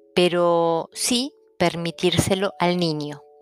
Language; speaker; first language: Spanish; early bilingual, other home language; Italian